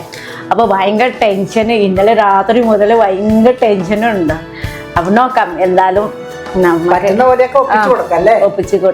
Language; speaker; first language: Malayalam; non-native, learner; Nepali